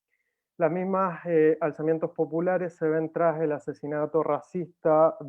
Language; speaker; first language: Spanish; native; Spanish